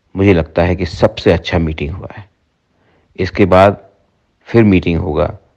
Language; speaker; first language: Hindi; non-native, local second language; Kok Borok